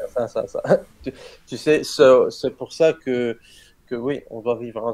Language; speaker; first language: French; non-native, learner; Arabic